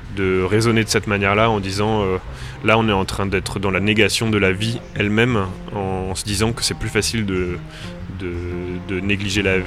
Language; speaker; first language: French; native; French